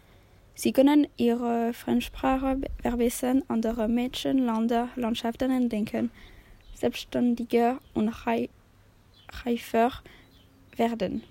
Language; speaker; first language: German; non-native, learner; French